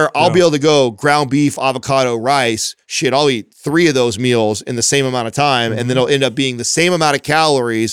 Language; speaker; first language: English; native; English